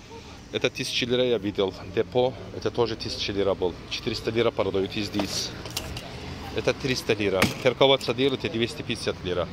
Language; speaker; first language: Russian; non-native, learner; Turkish